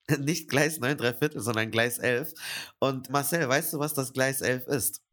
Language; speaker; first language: German; native; German